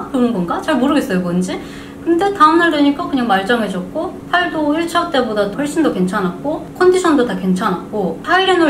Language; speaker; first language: Korean; early bilingual, heritage; Korean